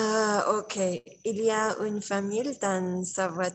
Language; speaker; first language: French; non-native, learner; Spanish